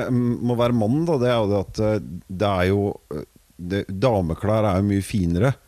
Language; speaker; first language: Norwegian; native; Norwegian